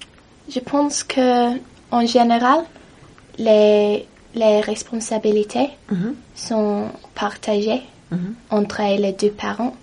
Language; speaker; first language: French; non-native, learner; English